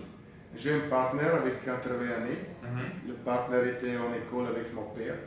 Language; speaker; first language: French; non-native, fluent; German